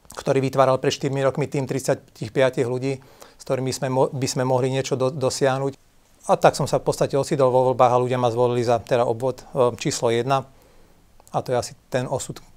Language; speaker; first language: Slovak; native; Slovak